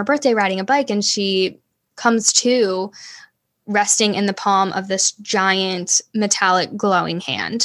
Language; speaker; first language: English; native; English